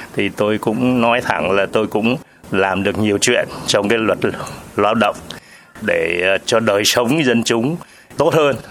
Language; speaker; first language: Vietnamese; native; Vietnamese